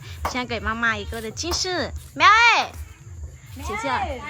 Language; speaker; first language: Chinese; non-native, learner; Vietnamese